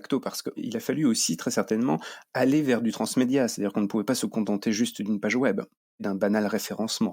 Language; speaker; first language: French; native; French